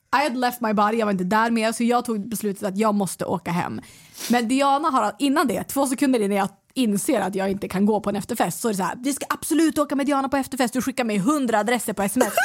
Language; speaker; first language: Swedish; native; Swedish